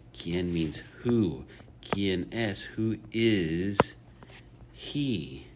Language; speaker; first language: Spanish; non-native, fluent; English